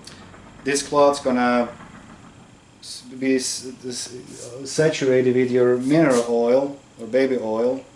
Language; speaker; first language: English; non-native, fluent; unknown